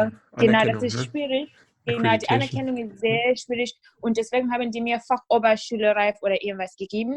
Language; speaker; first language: German; non-native, fluent; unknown